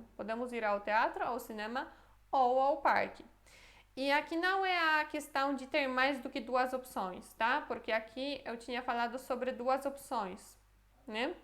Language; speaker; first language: Portuguese; non-native, fluent; Polish